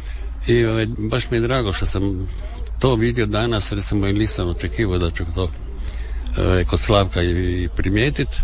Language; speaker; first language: Serbian; native; Serbian